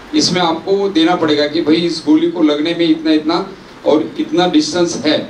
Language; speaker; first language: Hindi; non-native, local second language; Marathi